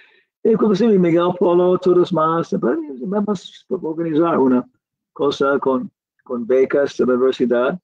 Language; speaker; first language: Spanish; non-native, learner; English